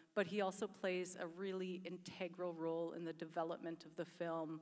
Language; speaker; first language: English; native; English